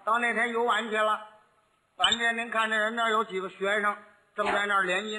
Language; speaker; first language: Chinese; native; Chinese